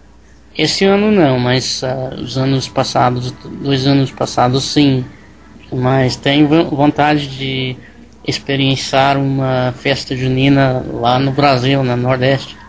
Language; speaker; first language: Portuguese; non-native, learner; English